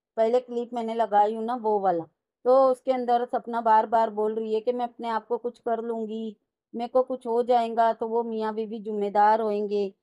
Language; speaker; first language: Hindi; native; Hindi